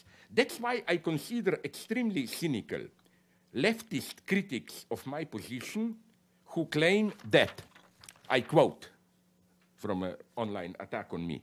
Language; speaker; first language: English; non-native, fluent; Slovenian